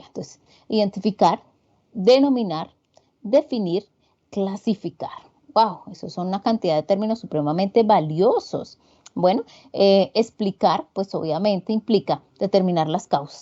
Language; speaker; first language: Spanish; native; Spanish